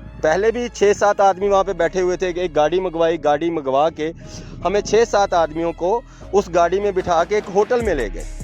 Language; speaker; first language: Urdu; non-native, local second language; Punjabi